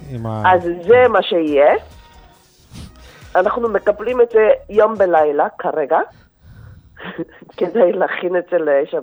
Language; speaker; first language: Hebrew; non-native, fluent; Korean